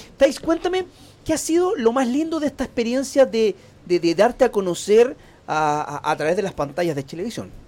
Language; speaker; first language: Spanish; native; Spanish